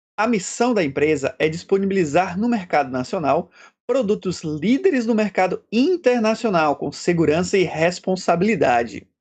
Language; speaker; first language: Portuguese; native; Portuguese